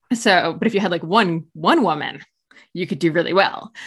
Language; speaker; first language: English; native; English